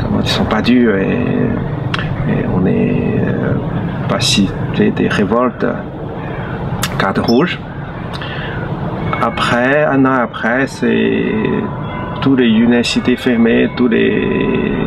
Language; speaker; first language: French; non-native, learner; Chinese